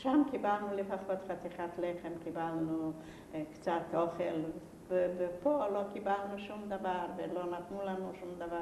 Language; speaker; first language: Hebrew; non-native, fluent; Yiddish